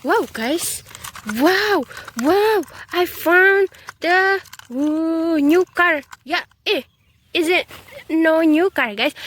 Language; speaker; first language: English; non-native, learner; Indonesian